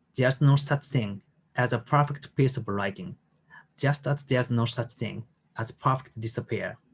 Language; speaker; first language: English; non-native, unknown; Japanese